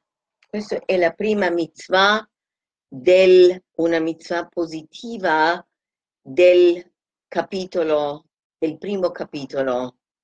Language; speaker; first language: Italian; non-native, fluent; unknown